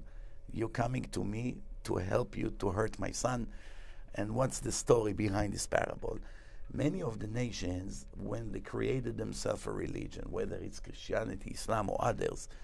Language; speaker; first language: English; non-native, fluent; Hebrew